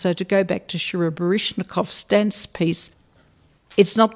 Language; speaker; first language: English; native; English